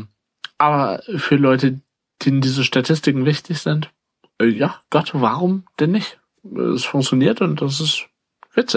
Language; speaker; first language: German; native; German